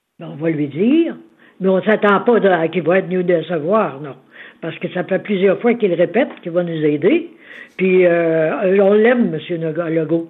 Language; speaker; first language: French; native; French